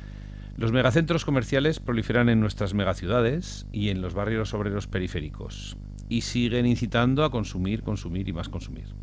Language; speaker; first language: Spanish; native; Spanish